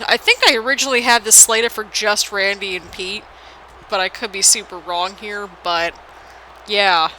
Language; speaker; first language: English; native; English